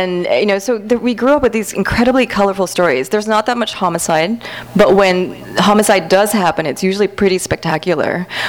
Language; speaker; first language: English; native; English